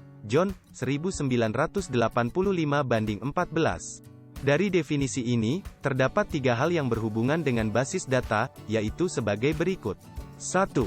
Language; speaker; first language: Indonesian; native; Indonesian